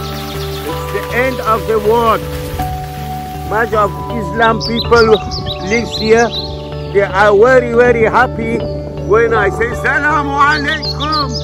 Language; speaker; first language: English; non-native, learner; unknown